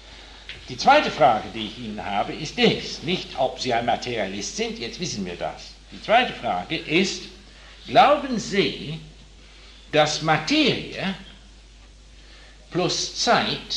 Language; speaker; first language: German; non-native, fluent; English